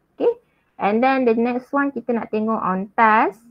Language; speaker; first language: English; non-native, local second language; Malay